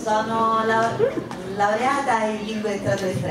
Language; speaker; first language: Italian; native; Italian